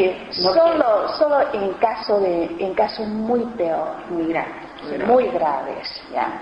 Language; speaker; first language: Spanish; non-native, learner; Chinese